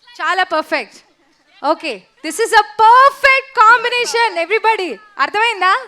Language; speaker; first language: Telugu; native; Telugu